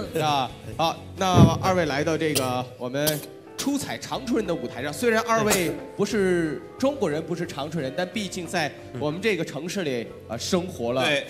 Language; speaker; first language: Chinese; native; Chinese